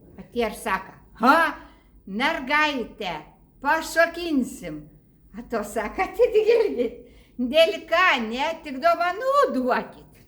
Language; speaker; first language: Lithuanian; native; Lithuanian